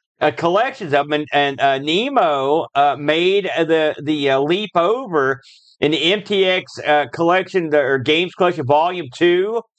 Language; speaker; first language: English; native; English